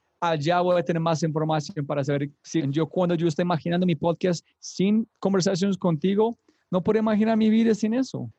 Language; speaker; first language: Spanish; non-native, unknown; English